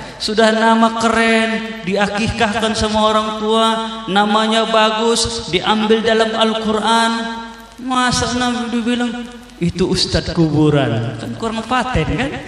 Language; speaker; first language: Indonesian; native; Indonesian